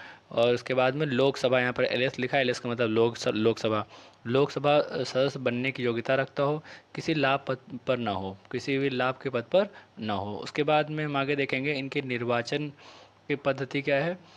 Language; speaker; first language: Hindi; native; Hindi